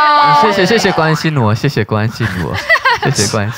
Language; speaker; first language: Chinese; non-native, fluent; Korean